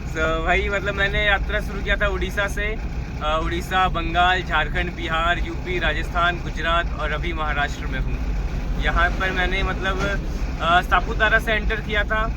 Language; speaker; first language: Hindi; non-native, local second language; Bangla